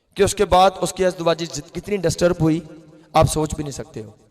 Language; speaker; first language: Urdu; non-native, local second language; Punjabi